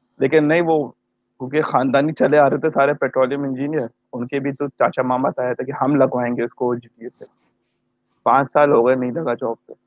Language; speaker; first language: Urdu; native; Urdu